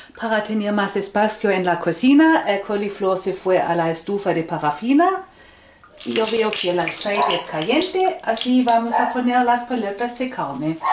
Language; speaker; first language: Spanish; non-native, fluent; Swedish